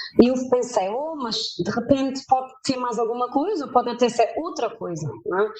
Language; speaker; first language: Portuguese; early bilingual, heritage; German